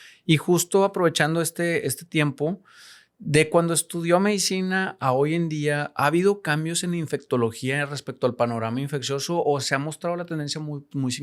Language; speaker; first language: Spanish; native; Spanish